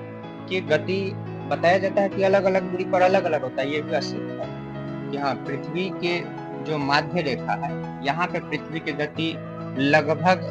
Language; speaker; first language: Hindi; native; Hindi